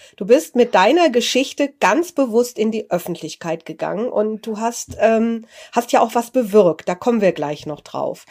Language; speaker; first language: German; native; German